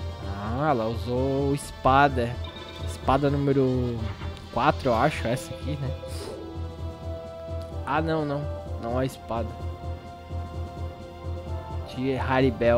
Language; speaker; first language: Portuguese; native; Portuguese